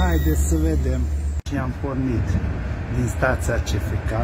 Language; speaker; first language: Romanian; non-native, local second language; Hungarian